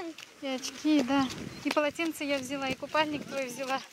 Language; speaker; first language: Russian; native; Russian